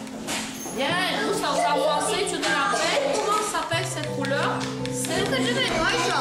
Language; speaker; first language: French; non-native, fluent; Latvian